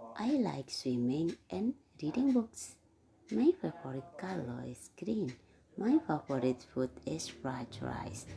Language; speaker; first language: English; non-native, learner; Indonesian